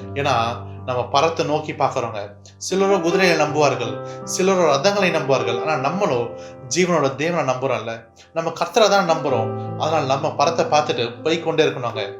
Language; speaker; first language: Tamil; early bilingual, heritage; Tamil